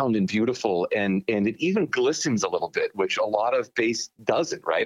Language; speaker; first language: English; native; English